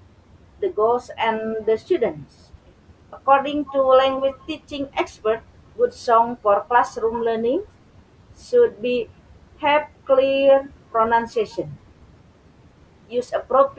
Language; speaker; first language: English; non-native, learner; Indonesian